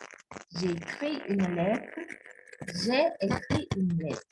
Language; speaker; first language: French; non-native, fluent; Spanish